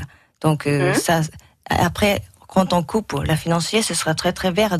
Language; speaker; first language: French; non-native, learner; Japanese